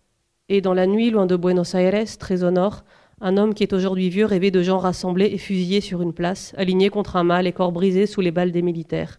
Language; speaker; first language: French; native; French